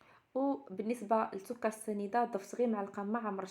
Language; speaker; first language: Arabic; native; Arabic